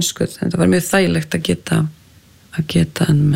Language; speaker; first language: Icelandic; non-native, fluent; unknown